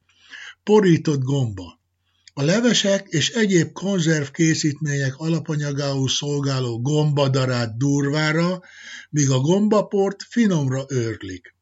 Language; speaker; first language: Hungarian; native; Hungarian